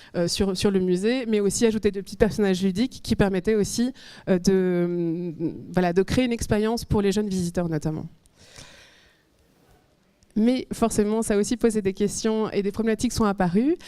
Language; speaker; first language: French; native; French